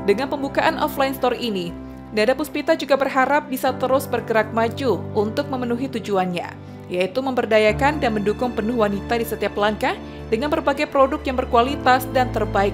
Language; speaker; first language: Indonesian; native; Indonesian